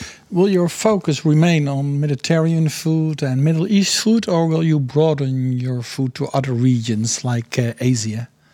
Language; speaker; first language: English; non-native, fluent; Dutch